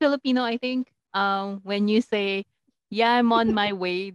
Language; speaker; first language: English; non-native, local second language; Filipino